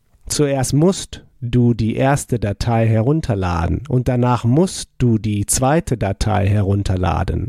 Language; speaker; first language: German; non-native, fluent; English